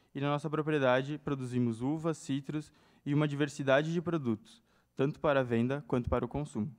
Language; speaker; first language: Portuguese; native; Portuguese